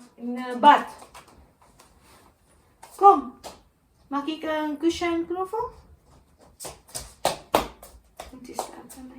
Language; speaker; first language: Dutch; non-native, learner; Cebuano